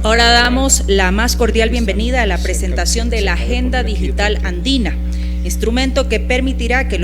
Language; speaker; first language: Spanish; native; Spanish